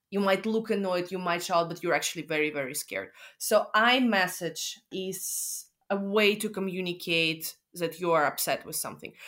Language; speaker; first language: English; non-native, fluent; Russian